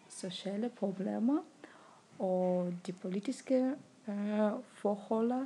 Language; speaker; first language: Danish; non-native, learner; Russian